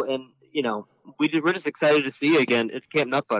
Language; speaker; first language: English; native; English